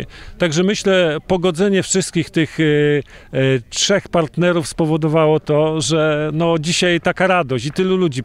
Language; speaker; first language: Polish; native; Polish